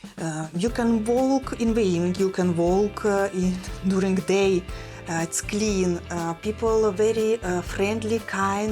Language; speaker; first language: English; non-native, fluent; Russian